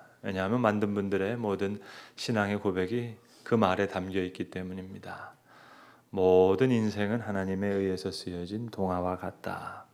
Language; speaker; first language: Korean; native; Korean